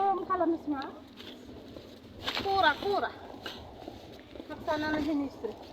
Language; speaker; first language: Arabic; non-native, learner; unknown